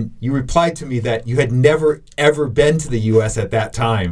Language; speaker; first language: English; native; English